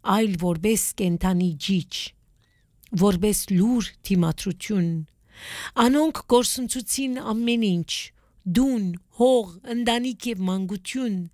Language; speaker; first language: Armenian; early bilingual, heritage; Armenian